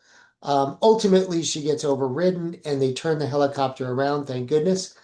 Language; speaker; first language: English; native; English